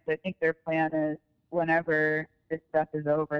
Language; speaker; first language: English; native; English